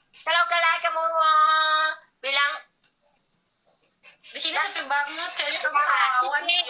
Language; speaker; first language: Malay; non-native, learner; Vietnamese